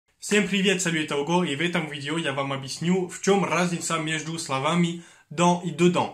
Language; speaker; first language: Russian; non-native, fluent; French